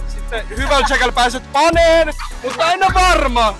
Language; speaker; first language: Finnish; native; Finnish